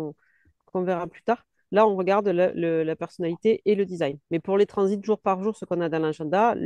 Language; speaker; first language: French; native; French